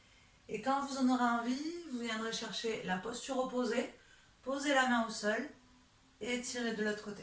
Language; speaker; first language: French; native; French